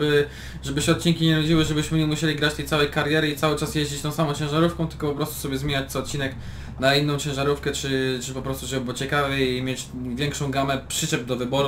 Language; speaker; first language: Polish; native; Polish